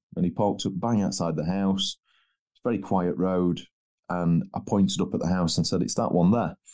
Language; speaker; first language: English; native; English